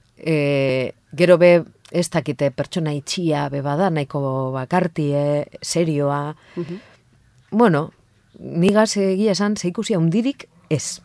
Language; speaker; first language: Basque; non-native, local second language; Spanish